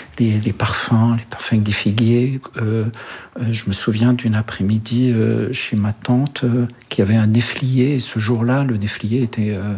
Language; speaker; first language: French; early bilingual, other home language; Arabic